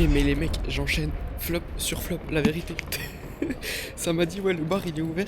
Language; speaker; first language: French; native; French